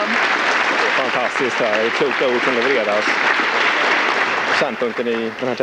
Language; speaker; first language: Swedish; native; Swedish